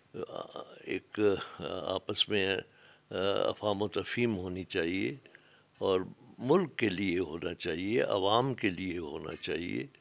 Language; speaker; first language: Urdu; non-native, local second language; Sindhi